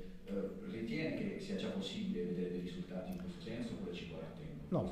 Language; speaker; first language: Italian; native; Italian